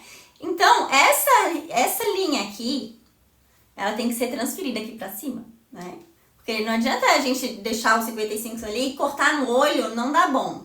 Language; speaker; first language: Portuguese; native; Portuguese